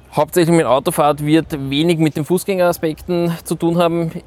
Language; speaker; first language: German; native; German